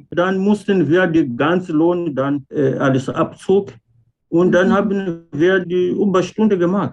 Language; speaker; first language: German; non-native, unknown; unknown